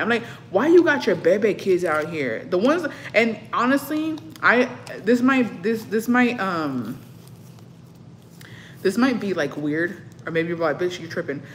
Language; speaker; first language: English; early bilingual, other home language; Spanish